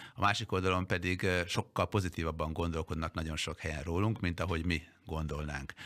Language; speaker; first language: Hungarian; native; Hungarian